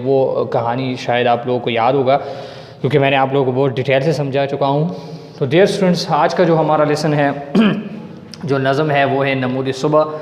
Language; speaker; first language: Urdu; non-native, local second language; Pashto